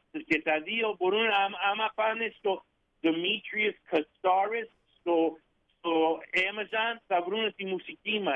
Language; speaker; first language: Greek; early bilingual, heritage; Greek